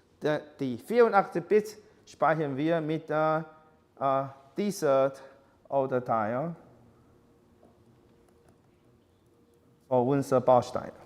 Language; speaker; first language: German; non-native, learner; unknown